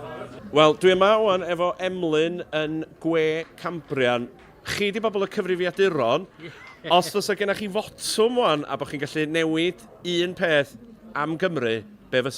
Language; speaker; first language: Welsh; native; Welsh